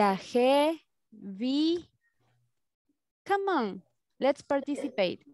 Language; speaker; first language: English; non-native, learner; Spanish